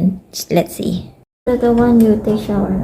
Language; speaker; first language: English; non-native, local second language; Filipino